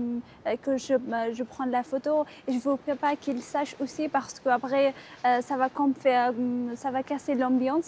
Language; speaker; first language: French; non-native, fluent; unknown